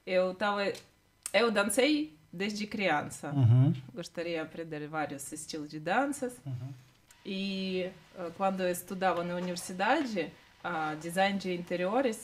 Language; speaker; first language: Portuguese; non-native, learner; Russian